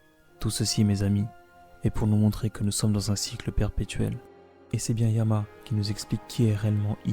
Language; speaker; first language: French; native; French